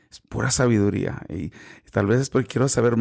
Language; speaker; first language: Spanish; early bilingual, heritage; Spanish